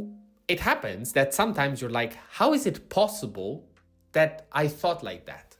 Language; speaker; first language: English; non-native, fluent; Italian